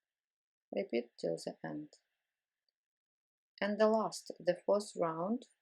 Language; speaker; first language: English; non-native, fluent; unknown